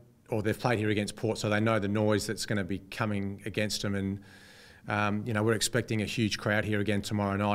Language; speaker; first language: English; native; English